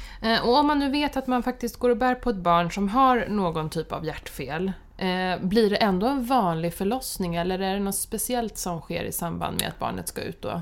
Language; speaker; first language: Swedish; native; Swedish